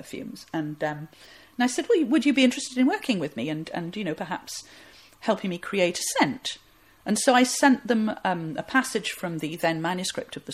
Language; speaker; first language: English; native; English